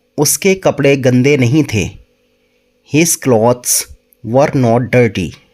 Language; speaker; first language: Hindi; native; Hindi